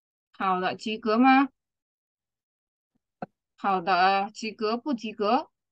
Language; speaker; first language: Chinese; non-native, fluent; Vietnamese